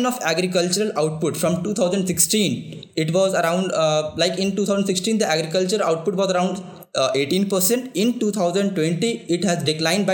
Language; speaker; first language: English; non-native, local second language; Hindi